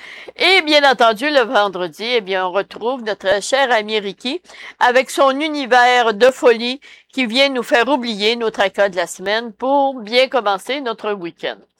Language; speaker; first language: French; native; French